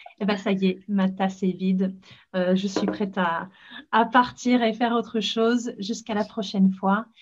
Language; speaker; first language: French; non-native, fluent; English